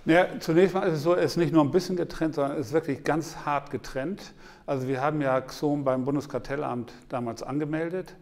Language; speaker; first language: German; native; German